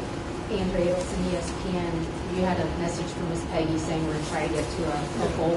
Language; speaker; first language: English; native; English